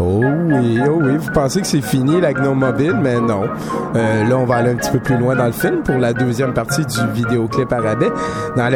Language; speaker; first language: French; native; French